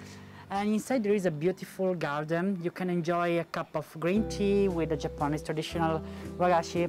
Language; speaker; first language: English; non-native, fluent; Italian